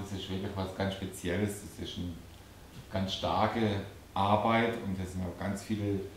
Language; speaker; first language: German; native; German